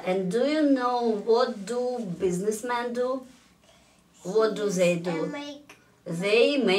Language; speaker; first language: English; non-native, fluent; Russian